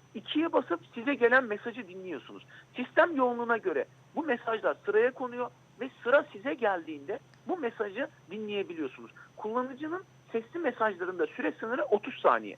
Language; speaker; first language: Turkish; native; Turkish